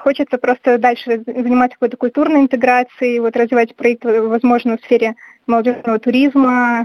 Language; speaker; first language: Russian; native; Russian